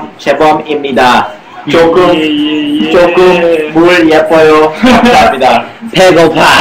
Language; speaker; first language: Korean; early bilingual, heritage; English